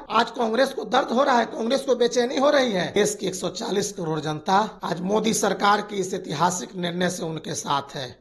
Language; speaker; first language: Hindi; native; Hindi